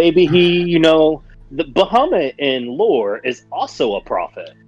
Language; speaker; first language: English; native; English